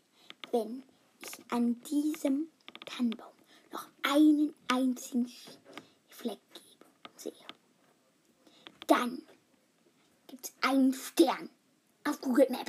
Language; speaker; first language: German; native; German